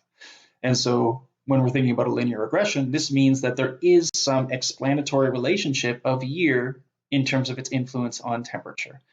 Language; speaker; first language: English; native; English